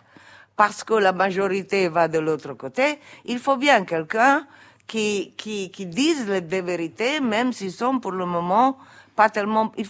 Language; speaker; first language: French; non-native, local second language; Italian